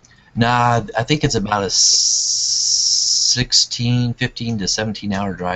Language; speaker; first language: English; native; English